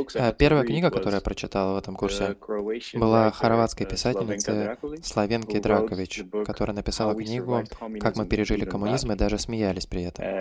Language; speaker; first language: Russian; non-native, fluent; English